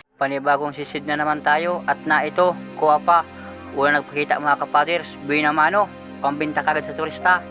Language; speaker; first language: Filipino; non-native, local second language; Bikol